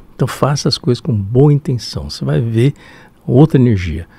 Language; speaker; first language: Portuguese; early bilingual, other home language; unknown